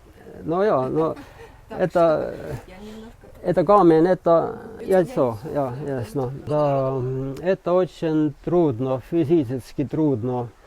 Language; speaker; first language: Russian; non-native, learner; Estonian